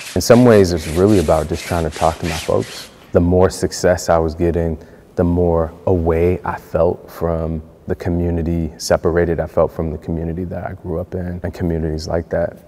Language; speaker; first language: English; native; English